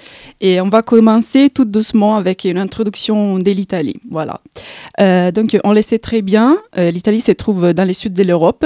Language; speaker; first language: French; non-native, fluent; Italian